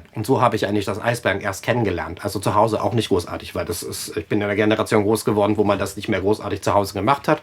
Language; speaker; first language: German; native; German